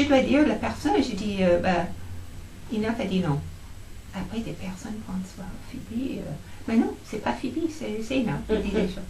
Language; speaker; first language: French; non-native, fluent; English